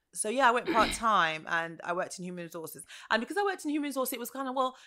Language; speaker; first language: English; early bilingual, other home language; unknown